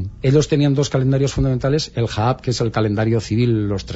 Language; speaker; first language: Spanish; native; Spanish